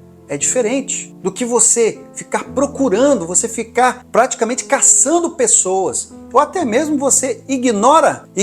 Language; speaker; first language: Portuguese; native; Portuguese